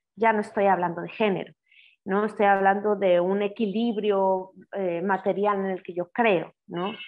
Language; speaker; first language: Spanish; native; Spanish